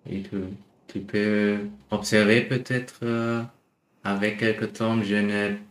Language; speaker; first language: French; non-native, learner; German